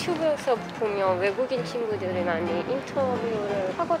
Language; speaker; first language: Korean; non-native, learner; Persian